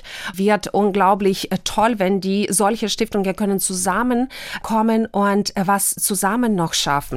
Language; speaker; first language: German; non-native, fluent; Ukrainian